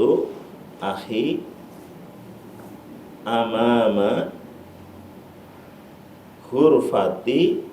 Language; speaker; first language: Arabic; non-native, learner; Indonesian